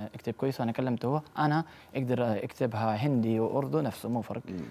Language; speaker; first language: Arabic; non-native, local second language; Urdu